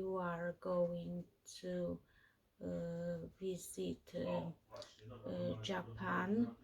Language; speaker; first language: English; non-native, learner; Polish